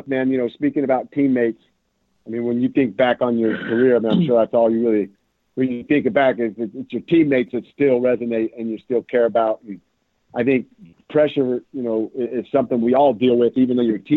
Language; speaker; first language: English; native; English